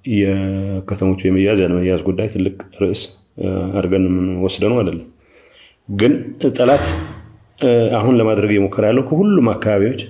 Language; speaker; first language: Amharic; non-native, local second language; Tigrinya